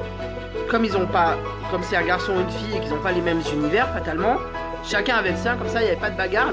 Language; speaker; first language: French; native; French